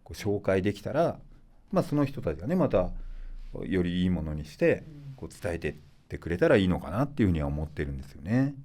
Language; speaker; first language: Japanese; native; Japanese